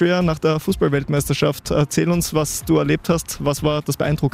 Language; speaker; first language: German; native; German